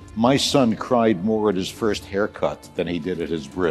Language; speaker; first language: English; native; English